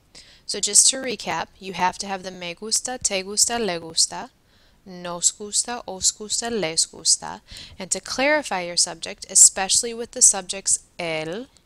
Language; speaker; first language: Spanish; non-native, fluent; English